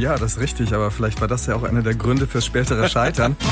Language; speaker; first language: German; native; German